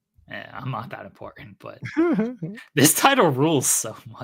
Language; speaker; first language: English; native; English